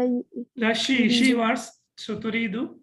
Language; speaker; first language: Arabic; non-native, fluent; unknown